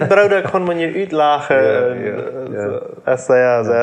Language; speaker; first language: German; non-native, learner; Plautdietsch